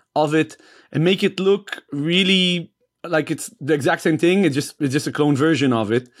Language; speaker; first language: English; non-native, fluent; Hebrew